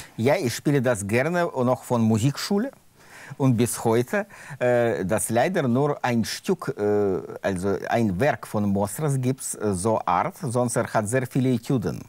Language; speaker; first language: German; non-native, learner; Russian